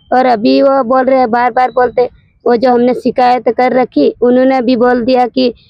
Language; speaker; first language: Hindi; native; Hindi